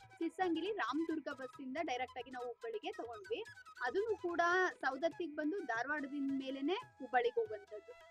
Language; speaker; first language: Kannada; native; Kannada